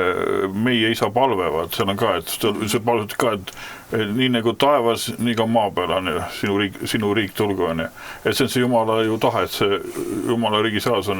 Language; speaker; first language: Estonian; native; Estonian